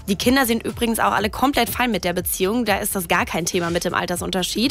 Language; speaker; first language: German; native; German